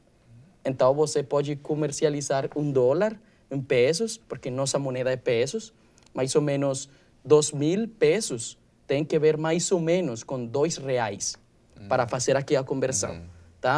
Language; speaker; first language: Portuguese; non-native, learner; Spanish